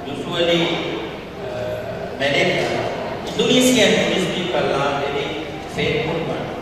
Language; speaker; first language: English; non-native, learner; Sinhala